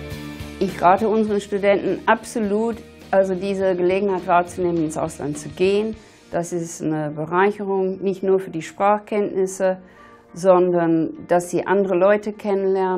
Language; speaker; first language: German; non-native, fluent; English